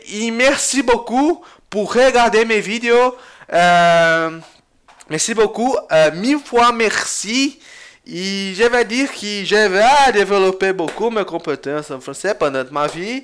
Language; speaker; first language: French; non-native, learner; Portuguese